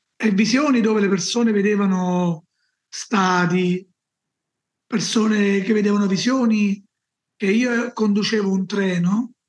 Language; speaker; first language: Italian; native; Italian